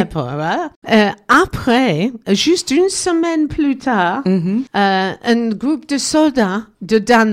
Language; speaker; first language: French; non-native, learner; English